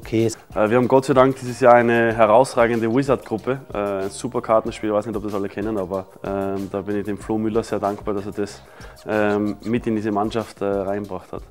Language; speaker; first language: German; native; German